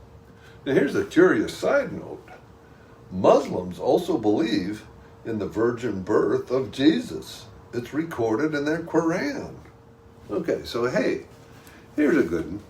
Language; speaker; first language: English; native; English